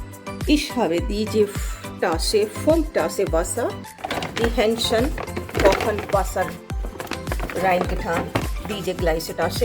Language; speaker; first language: German; non-native, learner; Hindi